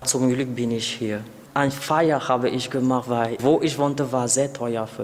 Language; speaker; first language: German; non-native, learner; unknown